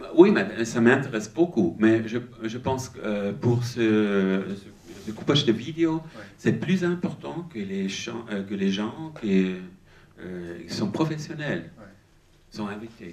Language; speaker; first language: French; non-native, learner; German